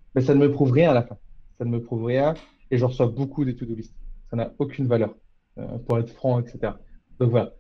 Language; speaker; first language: French; native; French